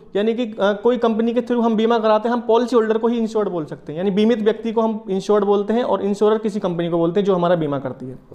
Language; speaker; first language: Hindi; native; Hindi